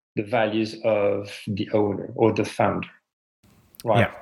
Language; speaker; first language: English; non-native, fluent; French